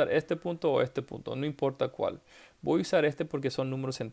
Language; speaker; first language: Spanish; early bilingual, heritage; English